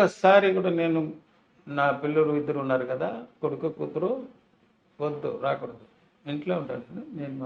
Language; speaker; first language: Telugu; non-native, local second language; Tamil